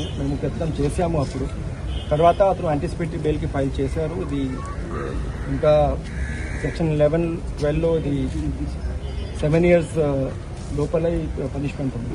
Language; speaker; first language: Telugu; non-native, learner; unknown